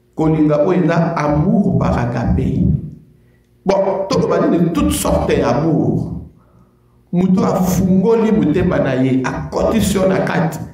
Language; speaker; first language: French; non-native, local second language; Lingala